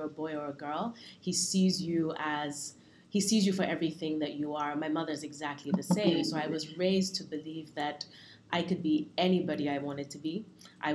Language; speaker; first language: English; native; English